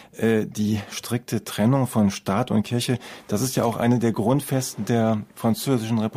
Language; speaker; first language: German; native; German